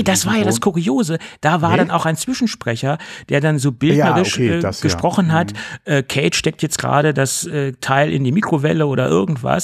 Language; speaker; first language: German; native; German